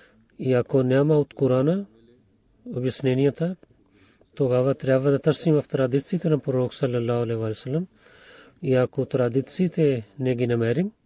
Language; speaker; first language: Bulgarian; non-native, fluent; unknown